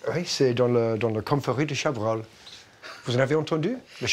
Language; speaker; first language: French; non-native, fluent; English